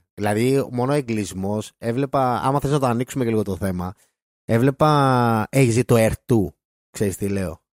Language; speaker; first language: Greek; native; Greek